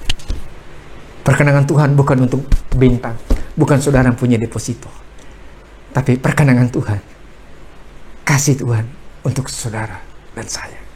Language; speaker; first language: Indonesian; native; Indonesian